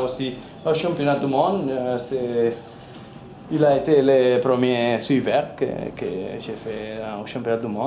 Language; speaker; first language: French; non-native, learner; Spanish